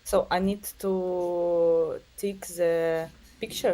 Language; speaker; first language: English; non-native, learner; Russian